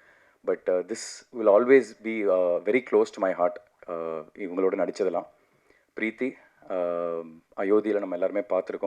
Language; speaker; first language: Tamil; native; Tamil